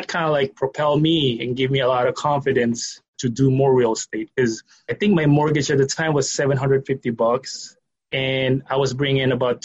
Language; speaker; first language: English; non-native, local second language; Filipino